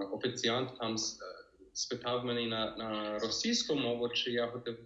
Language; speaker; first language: Ukrainian; non-native, fluent; English